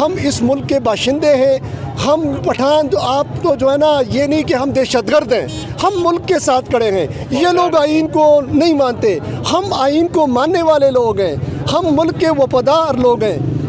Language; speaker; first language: Hindi; non-native, local second language; Pashto